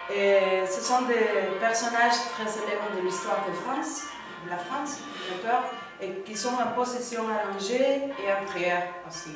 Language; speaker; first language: French; non-native, learner; Spanish